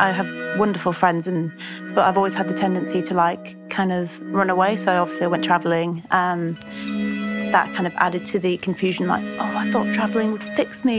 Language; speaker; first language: English; native; English